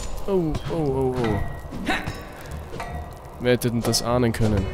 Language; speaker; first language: German; native; German